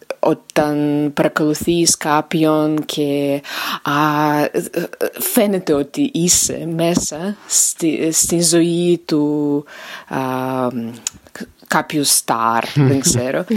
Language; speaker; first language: Greek; non-native, learner; Russian